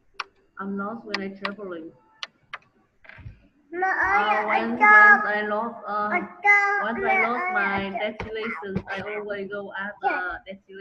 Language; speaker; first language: English; non-native, learner; Vietnamese